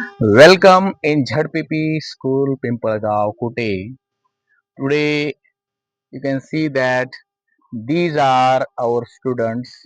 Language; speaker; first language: English; non-native, local second language; Marathi